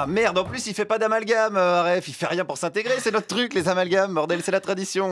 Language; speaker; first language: French; native; French